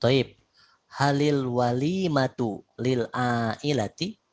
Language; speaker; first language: Arabic; non-native, fluent; Indonesian